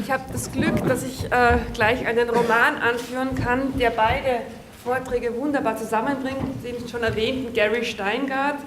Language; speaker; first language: German; native; German